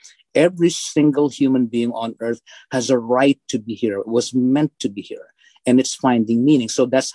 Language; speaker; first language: English; non-native, local second language; Filipino